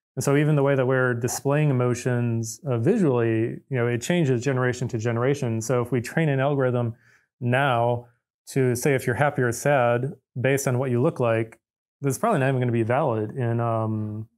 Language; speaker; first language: English; native; English